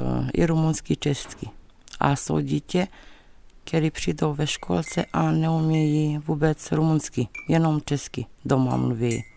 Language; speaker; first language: Czech; early bilingual, heritage; Czech